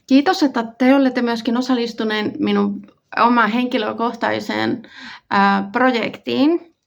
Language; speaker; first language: Finnish; non-native, fluent; Spanish